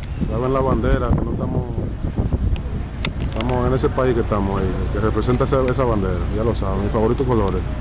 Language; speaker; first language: Spanish; early bilingual, heritage; Spanish